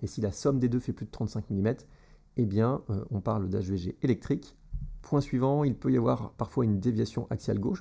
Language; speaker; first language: French; native; French